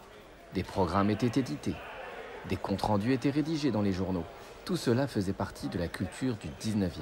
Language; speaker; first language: French; native; French